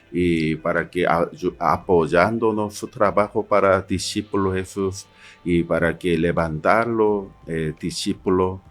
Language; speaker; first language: Spanish; non-native, learner; Korean